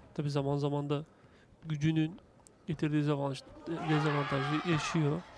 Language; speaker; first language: Turkish; native; Turkish